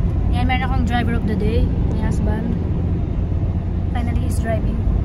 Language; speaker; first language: English; non-native, local second language; Filipino